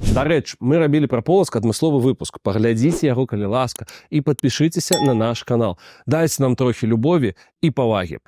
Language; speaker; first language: Belarusian; non-native, local second language; Russian